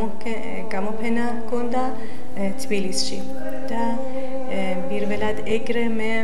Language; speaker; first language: Georgian; non-native, learner; Persian